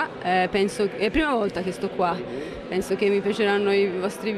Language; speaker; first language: Italian; non-native, fluent; Serbian